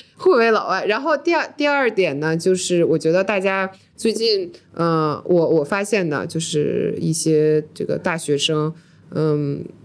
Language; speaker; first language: Chinese; early bilingual, heritage; Chinese